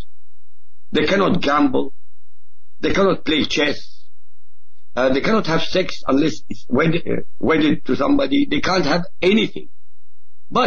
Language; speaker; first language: English; non-native, fluent; Arabic